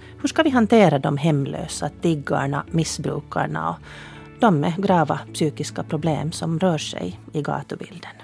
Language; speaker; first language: Swedish; native; Swedish